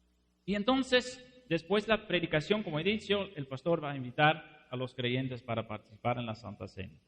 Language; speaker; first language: Spanish; non-native, fluent; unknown